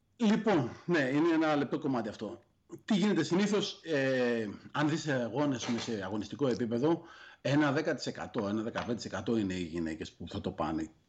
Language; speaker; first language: Greek; native; Greek